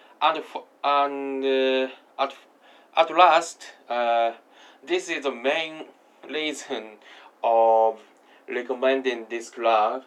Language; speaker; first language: English; non-native, learner; Japanese